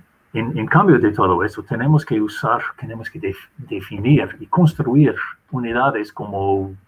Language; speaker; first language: Spanish; non-native, fluent; English